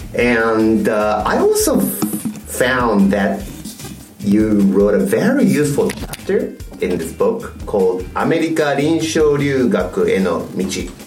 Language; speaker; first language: English; non-native, fluent; Japanese